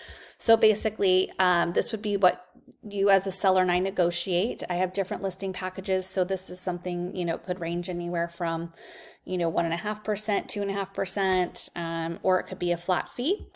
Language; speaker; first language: English; native; English